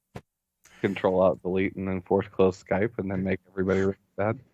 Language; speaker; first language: English; native; English